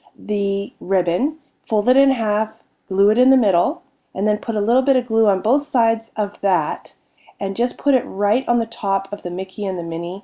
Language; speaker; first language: English; native; English